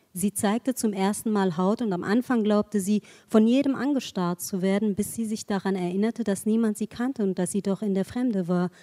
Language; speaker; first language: German; early bilingual, other home language; Kurdish